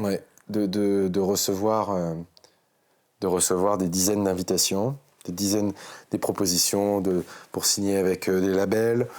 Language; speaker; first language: French; native; French